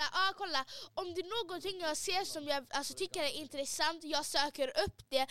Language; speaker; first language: Swedish; early bilingual, other home language; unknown